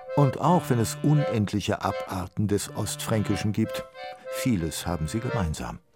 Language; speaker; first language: German; native; German